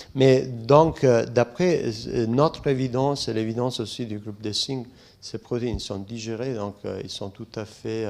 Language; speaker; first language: French; non-native, fluent; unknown